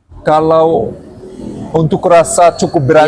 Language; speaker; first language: Indonesian; non-native, learner; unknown